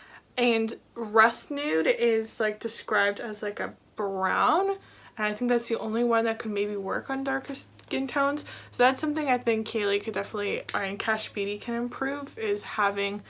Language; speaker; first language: English; native; English